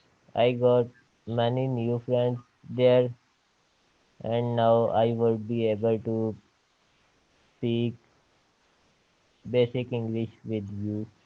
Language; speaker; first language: English; non-native, learner; Urdu